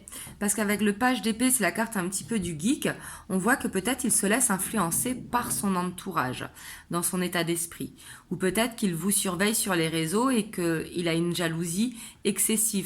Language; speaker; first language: French; native; French